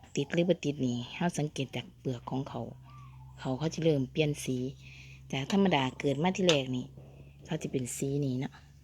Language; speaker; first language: Thai; native; Thai